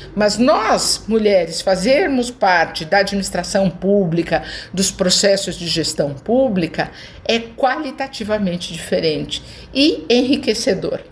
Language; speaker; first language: Portuguese; native; Portuguese